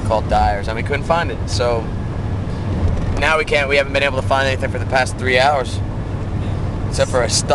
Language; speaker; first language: English; native; English